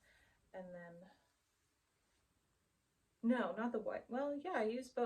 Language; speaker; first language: English; native; English